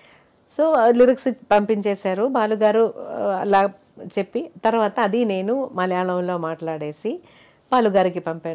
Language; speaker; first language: Telugu; non-native, local second language; Malayalam